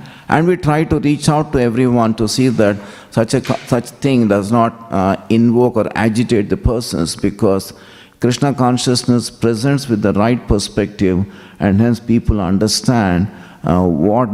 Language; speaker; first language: English; non-native, local second language; Telugu